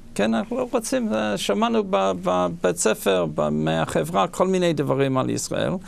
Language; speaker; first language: Hebrew; non-native, fluent; English